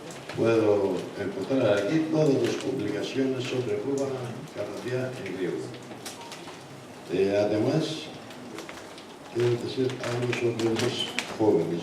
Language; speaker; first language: Spanish; non-native, learner; Greek